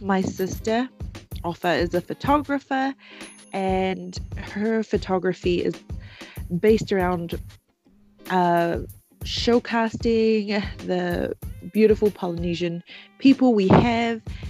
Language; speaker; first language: English; native; English